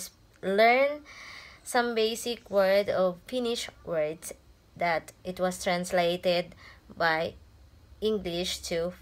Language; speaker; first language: English; non-native, local second language; Filipino